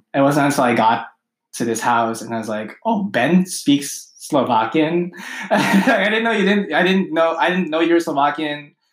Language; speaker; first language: English; early bilingual, other home language; Filipino